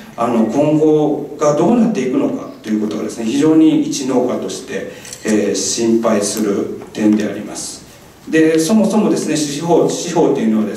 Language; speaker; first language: Japanese; native; Japanese